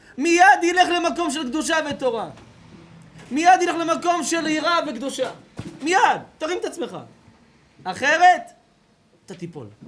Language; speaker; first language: Hebrew; native; Hebrew